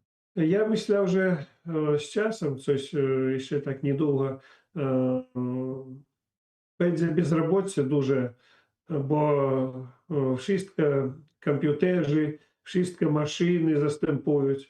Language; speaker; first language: Polish; non-native, learner; Belarusian